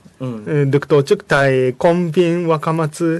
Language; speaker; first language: Vietnamese; non-native, learner; Japanese